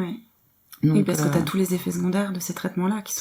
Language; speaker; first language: French; native; French